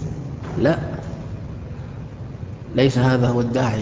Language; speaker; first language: Arabic; native; Arabic